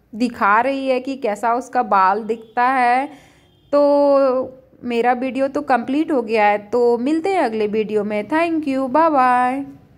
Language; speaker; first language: Hindi; native; Hindi